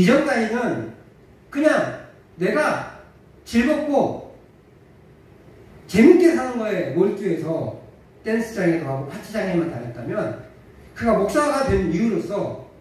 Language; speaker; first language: Korean; native; Korean